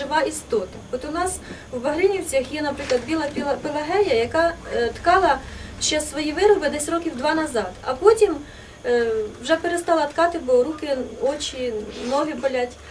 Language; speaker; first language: Ukrainian; native; Ukrainian